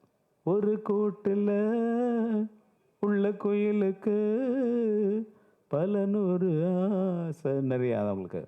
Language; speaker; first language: Tamil; native; Tamil